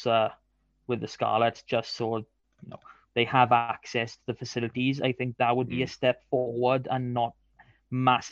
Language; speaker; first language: English; native; English